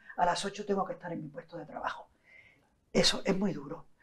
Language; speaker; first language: Spanish; native; Spanish